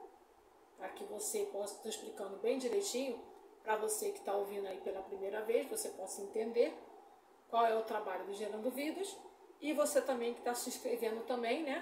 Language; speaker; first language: Portuguese; native; Portuguese